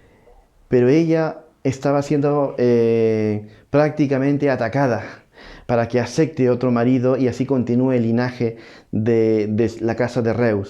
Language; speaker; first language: Spanish; native; Spanish